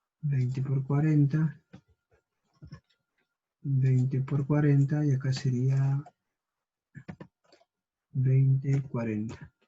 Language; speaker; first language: Spanish; native; Spanish